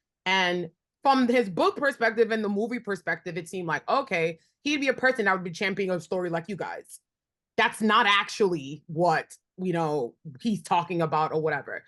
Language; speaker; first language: English; native; English